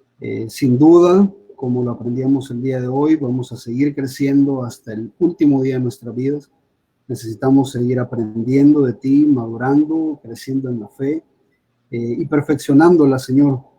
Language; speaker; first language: Spanish; native; Spanish